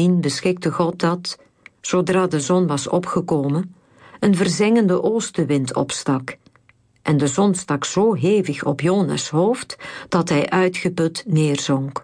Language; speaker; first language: Dutch; native; Dutch